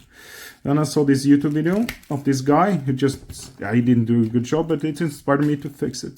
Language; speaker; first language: English; non-native, fluent; Norwegian